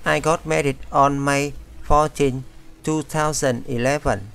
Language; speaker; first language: English; non-native, fluent; Vietnamese